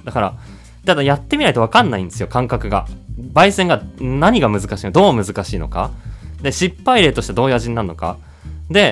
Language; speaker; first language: Japanese; native; Japanese